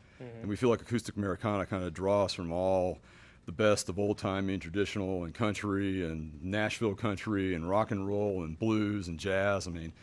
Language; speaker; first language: English; native; English